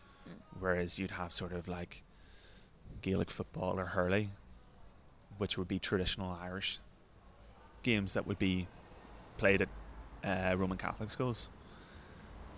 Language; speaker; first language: English; native; English